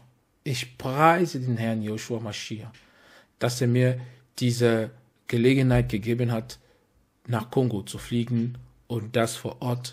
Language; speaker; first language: German; non-native, fluent; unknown